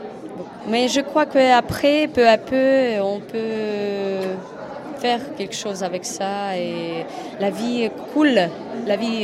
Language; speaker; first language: French; non-native, fluent; Russian